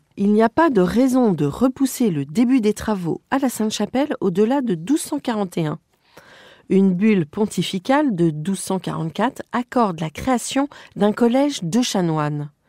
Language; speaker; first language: French; native; French